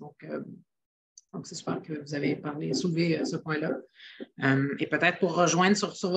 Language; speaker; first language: French; native; French